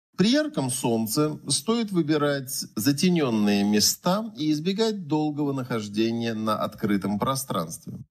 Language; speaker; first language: Russian; native; Russian